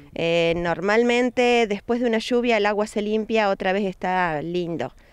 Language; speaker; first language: Spanish; native; Spanish